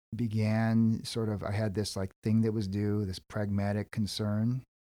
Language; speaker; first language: English; native; English